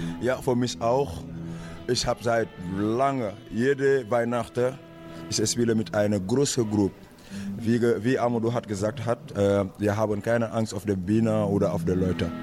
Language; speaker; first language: German; non-native, learner; Wolof